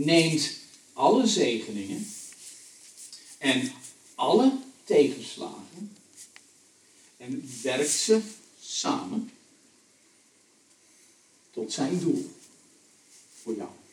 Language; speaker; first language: Dutch; native; Dutch